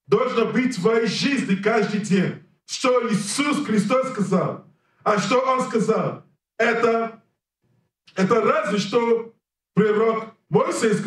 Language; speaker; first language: Russian; non-native, learner; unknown